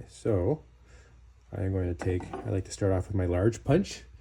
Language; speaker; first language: English; native; English